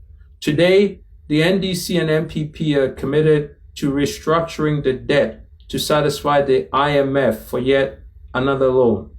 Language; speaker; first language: English; non-native, local second language; Akan